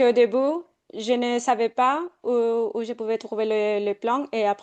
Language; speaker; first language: French; non-native, fluent; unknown